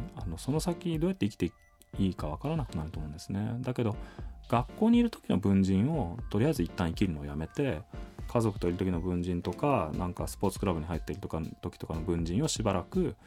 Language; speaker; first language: Japanese; native; Japanese